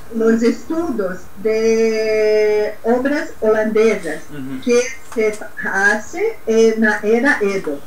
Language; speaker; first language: Spanish; non-native, learner; Portuguese